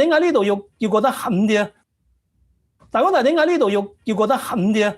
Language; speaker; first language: Chinese; native; Chinese